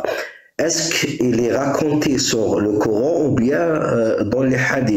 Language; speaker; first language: French; non-native, local second language; Arabic